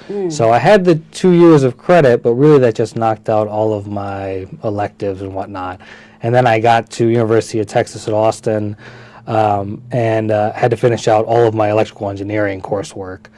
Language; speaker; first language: English; early bilingual, other home language; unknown